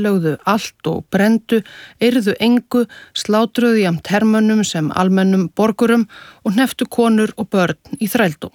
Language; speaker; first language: Icelandic; native; Icelandic